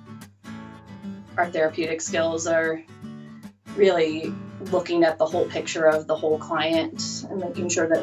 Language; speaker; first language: English; native; English